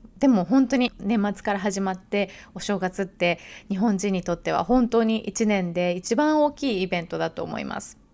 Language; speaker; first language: Japanese; native; Japanese